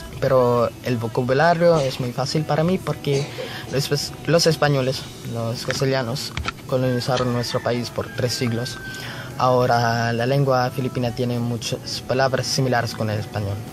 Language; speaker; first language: Spanish; non-native, learner; Filipino